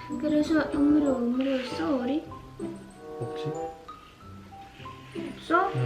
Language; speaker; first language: Korean; non-native, learner; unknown